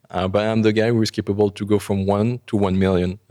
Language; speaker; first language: English; non-native, fluent; French